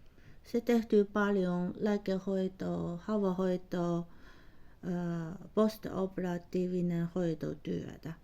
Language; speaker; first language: Finnish; non-native, learner; Chinese